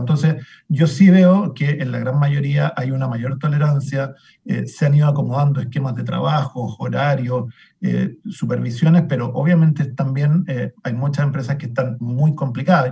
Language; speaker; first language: Spanish; native; Spanish